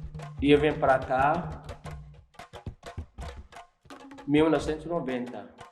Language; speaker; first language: Portuguese; non-native, learner; Yoruba